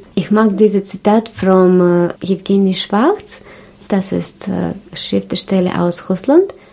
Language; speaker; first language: German; non-native, learner; Russian